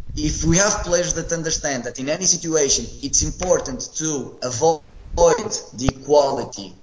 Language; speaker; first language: English; non-native, fluent; Portuguese